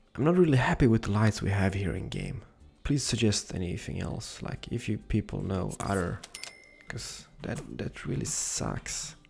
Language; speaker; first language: English; non-native, fluent; Polish